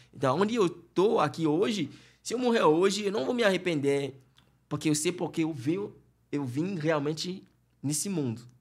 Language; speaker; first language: Portuguese; non-native, fluent; Fon